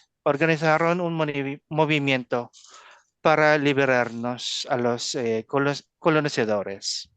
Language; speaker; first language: Spanish; non-native, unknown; Filipino